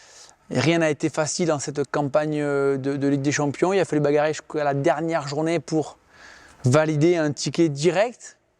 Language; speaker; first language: French; native; French